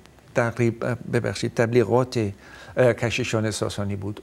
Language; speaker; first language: Persian; non-native, fluent; Dutch